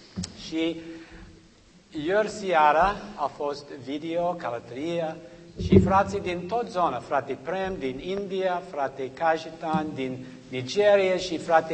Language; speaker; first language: Romanian; non-native, learner; English